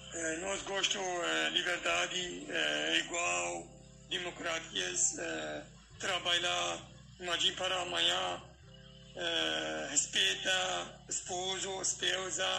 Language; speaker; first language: Portuguese; non-native, fluent; Arabic